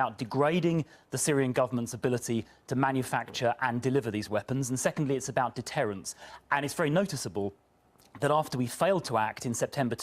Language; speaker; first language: English; native; English